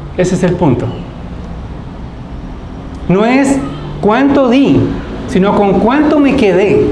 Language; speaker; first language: Spanish; native; Spanish